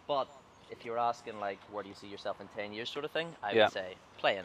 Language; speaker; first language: English; native; English